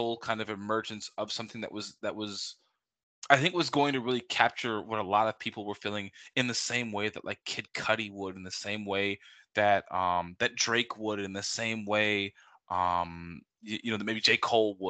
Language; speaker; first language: English; native; English